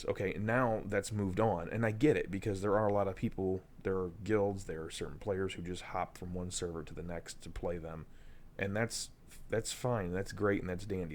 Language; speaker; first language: English; native; English